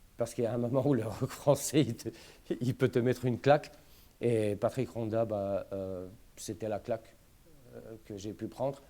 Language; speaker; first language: French; non-native, fluent; Romanian